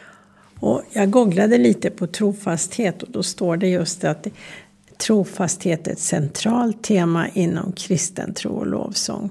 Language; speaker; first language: Swedish; native; Swedish